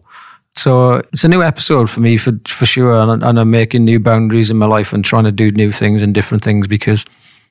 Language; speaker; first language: English; native; English